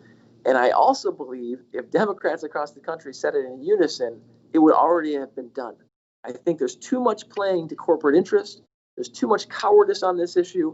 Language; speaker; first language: English; native; English